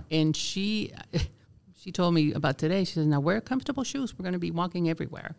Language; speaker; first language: English; non-native, fluent; Spanish